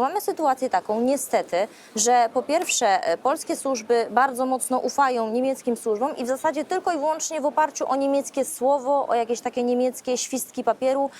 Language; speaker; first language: Polish; native; Polish